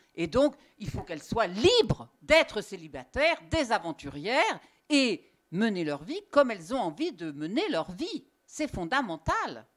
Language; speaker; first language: French; native; French